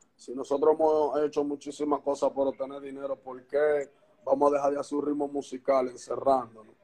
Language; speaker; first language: Spanish; native; Spanish